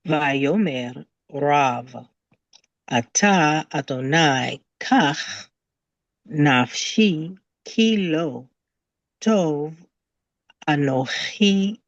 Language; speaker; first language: Hebrew; non-native, learner; English